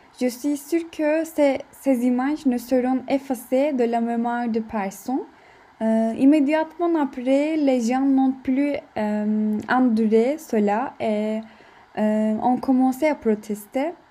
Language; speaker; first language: French; non-native, learner; Turkish